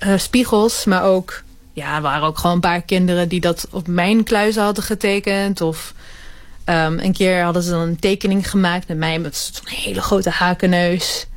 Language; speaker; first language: Dutch; early bilingual, other home language; Hebrew